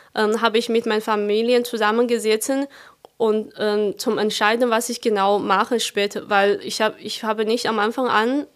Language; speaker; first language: German; non-native, fluent; Chinese